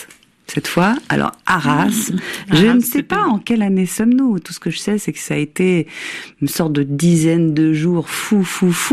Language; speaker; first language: French; native; French